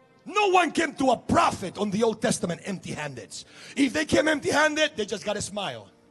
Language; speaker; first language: English; early bilingual, other home language; Spanish